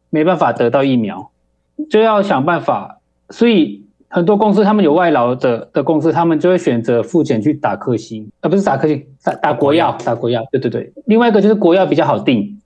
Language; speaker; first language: Chinese; early bilingual, heritage; Chinese